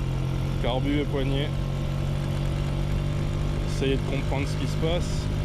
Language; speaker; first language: French; native; French